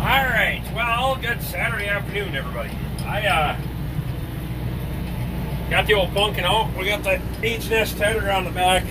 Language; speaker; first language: English; native; English